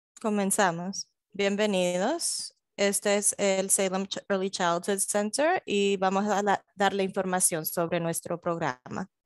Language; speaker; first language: Spanish; early bilingual, heritage; Spanish